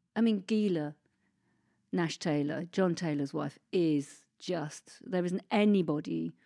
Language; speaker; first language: English; native; English